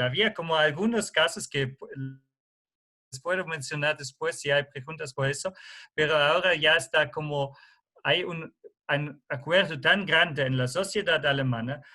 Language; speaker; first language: Spanish; non-native, fluent; German